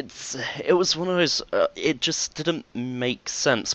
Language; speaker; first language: English; native; English